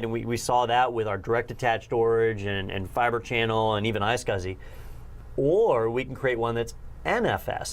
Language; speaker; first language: English; native; English